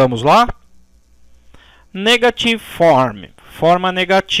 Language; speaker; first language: Portuguese; native; Portuguese